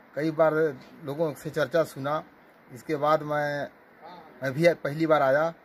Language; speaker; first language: Hindi; native; Hindi